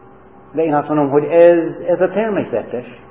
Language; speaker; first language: Hungarian; non-native, fluent; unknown